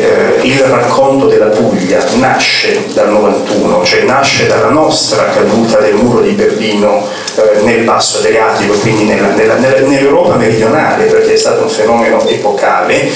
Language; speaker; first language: Italian; native; Italian